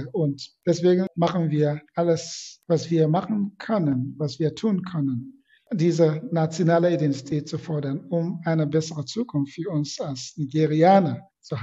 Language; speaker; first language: German; non-native, fluent; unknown